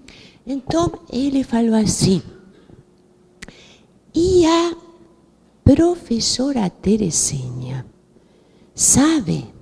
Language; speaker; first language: Portuguese; non-native, fluent; Spanish